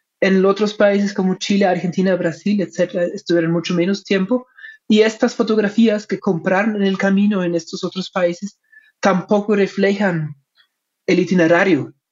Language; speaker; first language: Spanish; non-native, fluent; German